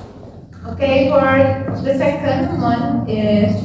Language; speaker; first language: English; non-native, fluent; Indonesian